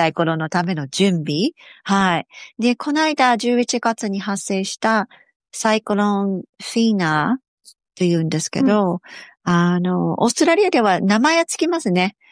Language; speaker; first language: Japanese; native; Japanese